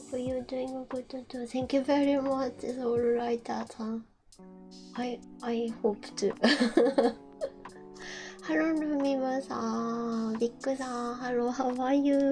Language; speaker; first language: English; non-native, learner; Japanese